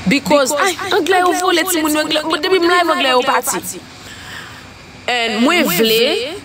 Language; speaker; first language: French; non-native, learner; Haitian Creole